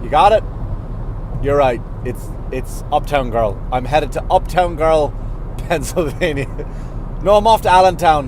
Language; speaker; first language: English; native; English